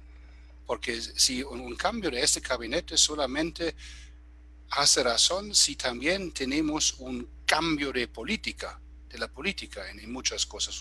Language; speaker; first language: Spanish; non-native, fluent; German